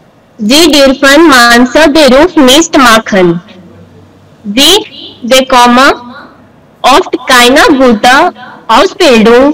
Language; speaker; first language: German; non-native, learner; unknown